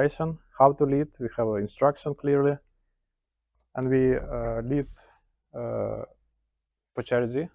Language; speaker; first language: English; non-native, learner; Ukrainian